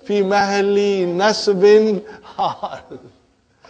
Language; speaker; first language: Arabic; non-native, fluent; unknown